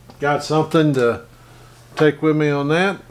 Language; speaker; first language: English; native; English